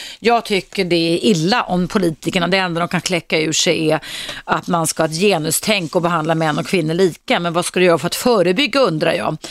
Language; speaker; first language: Swedish; native; Swedish